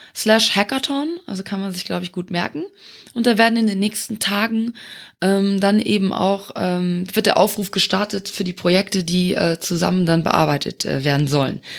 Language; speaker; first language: German; non-native, local second language; Luxembourgish